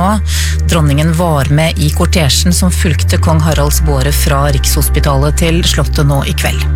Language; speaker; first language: Norwegian; native; Norwegian